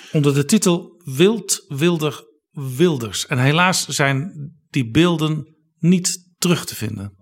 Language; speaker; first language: Dutch; native; Dutch